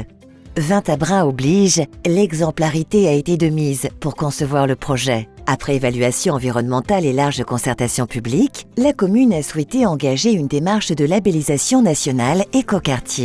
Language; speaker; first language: French; native; French